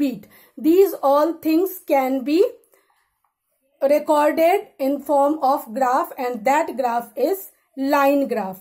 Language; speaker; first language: English; non-native, local second language; Hindi